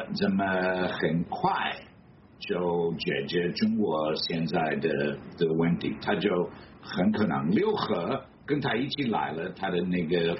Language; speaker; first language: Chinese; non-native, fluent; English